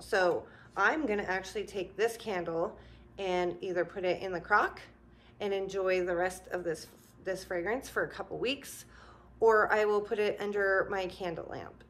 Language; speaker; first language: English; native; English